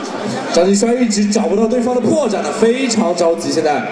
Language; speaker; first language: Chinese; native; Chinese